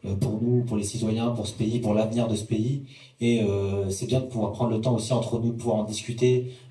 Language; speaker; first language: French; early bilingual, other home language; Arabic